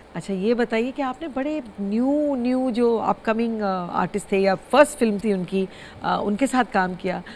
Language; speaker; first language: Hindi; native; Hindi